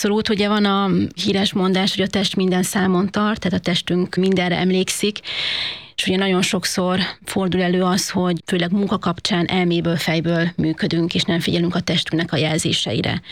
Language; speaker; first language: Hungarian; native; Hungarian